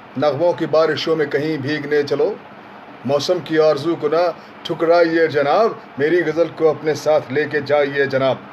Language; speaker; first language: Hindi; native; Hindi